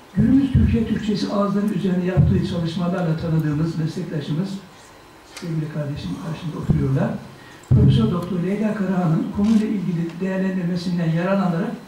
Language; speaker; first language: Turkish; native; Turkish